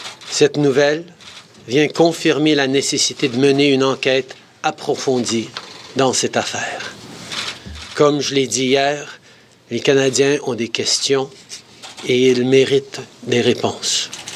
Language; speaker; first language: French; native; French